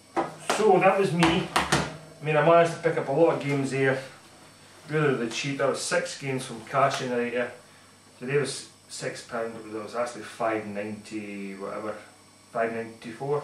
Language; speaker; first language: English; native; English